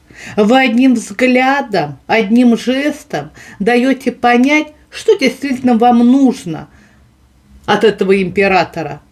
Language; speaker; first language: Russian; native; Russian